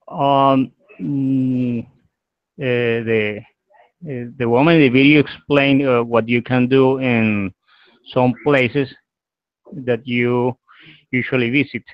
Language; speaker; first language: English; non-native, learner; Spanish